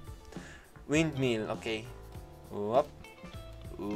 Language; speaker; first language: English; non-native, local second language; Filipino